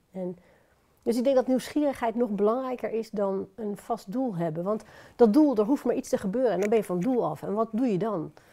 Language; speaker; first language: Dutch; native; Dutch